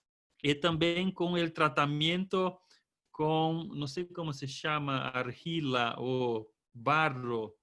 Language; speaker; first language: Spanish; non-native, fluent; Portuguese